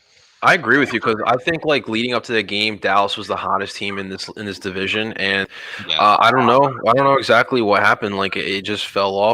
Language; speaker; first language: English; native; English